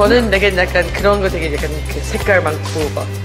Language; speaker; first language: Korean; non-native, fluent; English